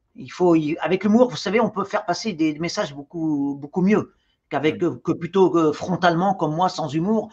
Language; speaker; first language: French; native; French